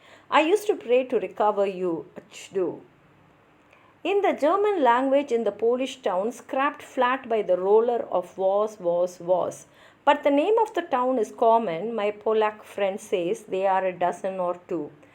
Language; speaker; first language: English; non-native, local second language; Tamil